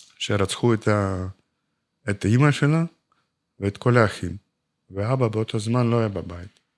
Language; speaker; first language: Hebrew; non-native, fluent; Russian